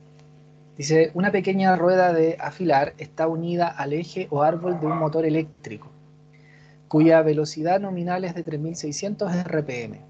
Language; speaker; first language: Spanish; native; Spanish